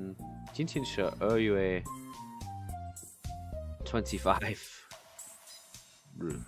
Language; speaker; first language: Chinese; non-native, learner; English